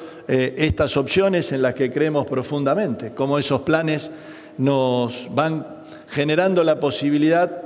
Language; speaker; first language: Spanish; native; Spanish